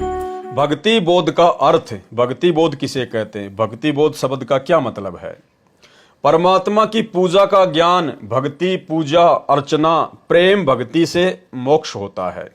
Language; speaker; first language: Hindi; native; Hindi